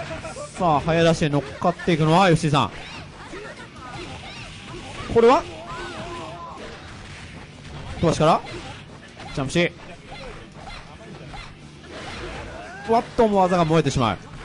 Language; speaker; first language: Japanese; native; Japanese